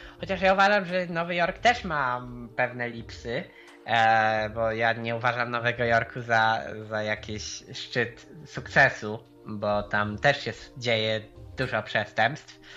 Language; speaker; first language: Polish; native; Polish